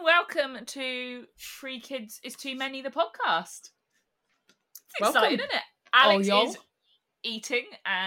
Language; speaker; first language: English; native; English